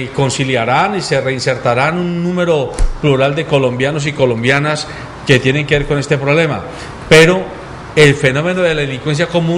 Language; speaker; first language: Spanish; native; Spanish